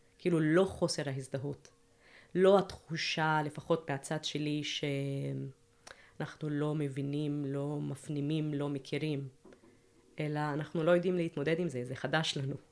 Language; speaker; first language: Hebrew; non-native, local second language; Arabic